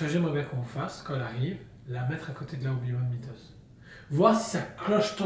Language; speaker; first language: French; native; French